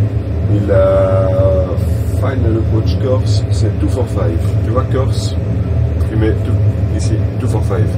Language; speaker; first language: French; native; French